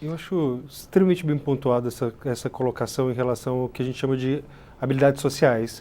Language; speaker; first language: Portuguese; native; Portuguese